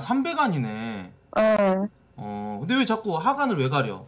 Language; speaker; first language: Korean; native; Korean